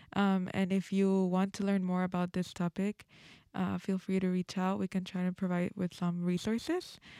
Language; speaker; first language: English; non-native, fluent; Spanish